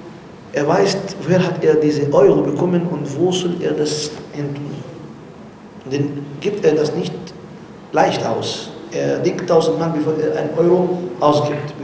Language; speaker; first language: German; non-native, learner; Arabic